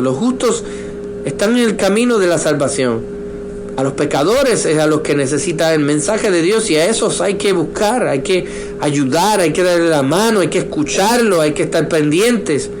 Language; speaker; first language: Spanish; native; Spanish